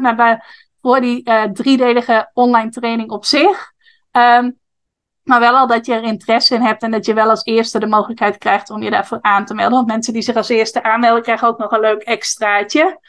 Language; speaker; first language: Dutch; native; Dutch